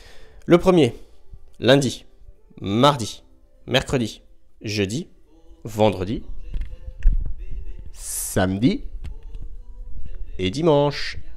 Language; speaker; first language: French; native; French